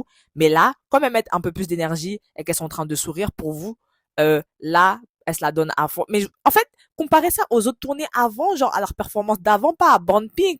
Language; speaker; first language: French; native; French